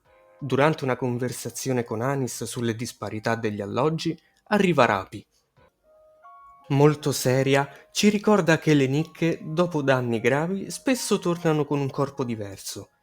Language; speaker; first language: Italian; native; Italian